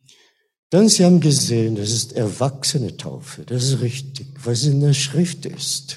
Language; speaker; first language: German; non-native, fluent; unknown